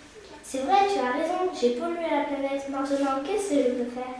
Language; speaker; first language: French; native; French